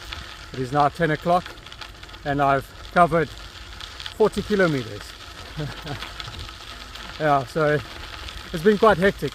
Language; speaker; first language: English; native; English